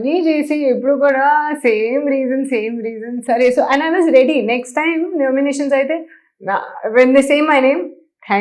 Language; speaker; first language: Telugu; non-native, local second language; Hindi